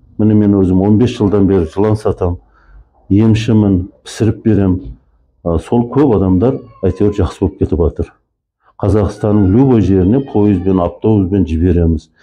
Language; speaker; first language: Kazakh; early bilingual, heritage; Kazakh